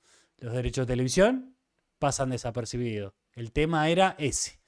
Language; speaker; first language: Spanish; native; Spanish